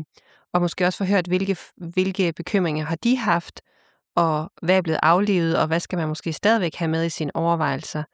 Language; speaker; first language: Danish; native; Danish